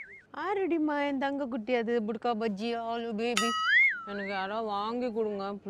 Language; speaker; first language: Tamil; native; Tamil